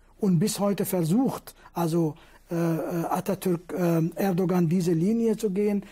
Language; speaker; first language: German; non-native, fluent; Kurdish